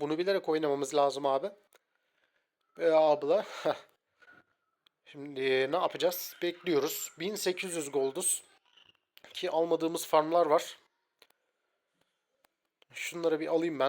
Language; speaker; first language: Turkish; native; Turkish